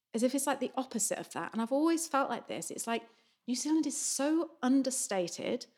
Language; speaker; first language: English; native; English